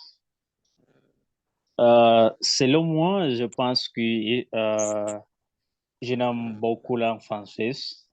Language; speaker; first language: French; non-native, learner; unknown